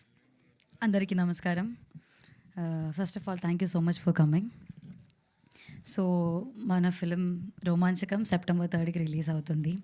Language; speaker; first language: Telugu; non-native, learner; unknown